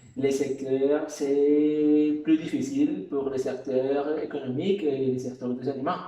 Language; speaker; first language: French; non-native, learner; Spanish